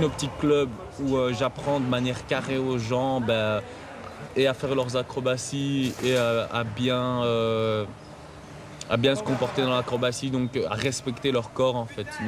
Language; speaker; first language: French; early bilingual, other home language; Lingala